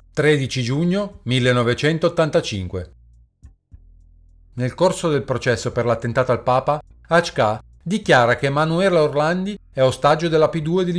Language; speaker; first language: Italian; native; Italian